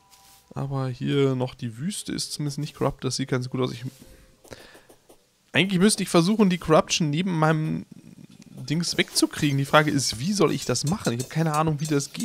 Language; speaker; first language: German; native; German